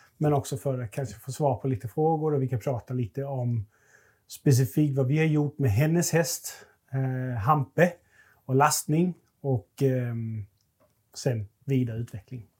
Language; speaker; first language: Swedish; non-native, fluent; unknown